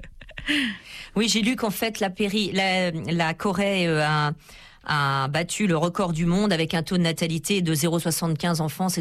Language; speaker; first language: French; native; French